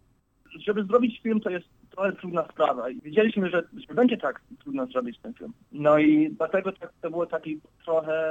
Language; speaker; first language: Polish; early bilingual, heritage; English